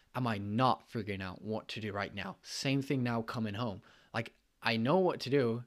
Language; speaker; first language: English; non-native, fluent; Swedish